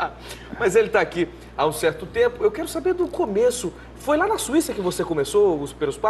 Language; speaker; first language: Portuguese; native; Portuguese